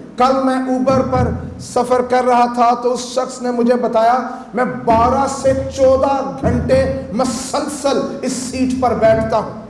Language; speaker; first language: Urdu; native; Urdu